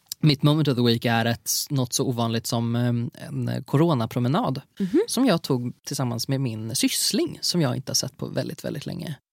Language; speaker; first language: Swedish; native; Swedish